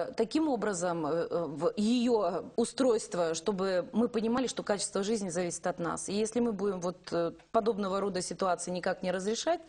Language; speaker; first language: Russian; native; Russian